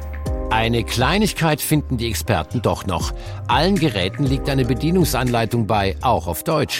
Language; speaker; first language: German; native; German